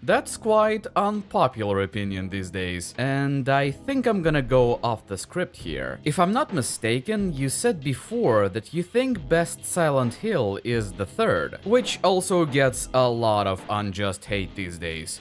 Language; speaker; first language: English; non-native, fluent; Russian